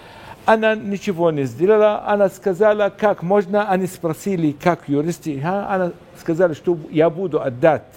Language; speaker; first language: Russian; non-native, learner; Arabic